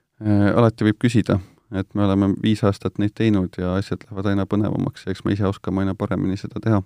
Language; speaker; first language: Estonian; native; Estonian